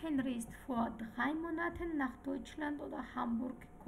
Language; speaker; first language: German; non-native, fluent; Georgian